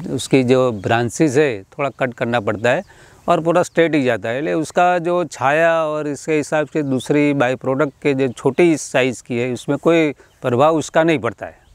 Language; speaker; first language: Hindi; non-native, local second language; Gujarati